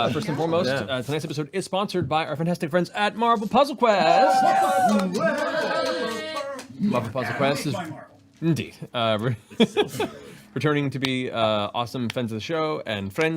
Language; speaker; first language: English; native; English